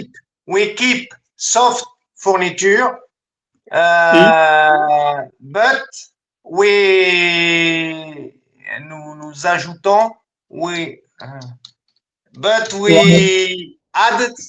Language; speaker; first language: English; non-native, learner; French